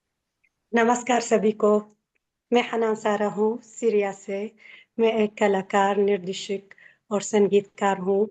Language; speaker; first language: Hindi; non-native, learner; Arabic